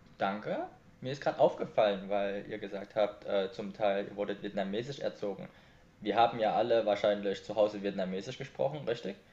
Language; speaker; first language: German; early bilingual, other home language; Vietnamese